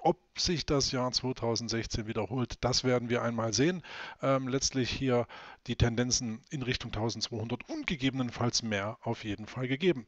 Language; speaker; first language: German; native; German